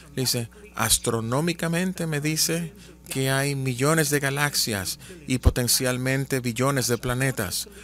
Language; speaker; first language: Spanish; non-native, fluent; Malayalam